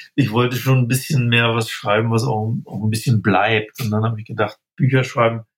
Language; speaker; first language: German; native; German